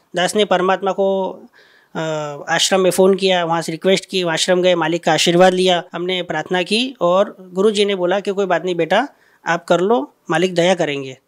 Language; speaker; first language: Hindi; non-native, local second language; Gujarati